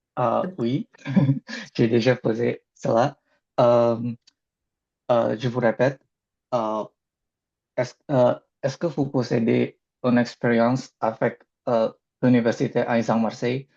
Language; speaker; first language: French; non-native, learner; Indonesian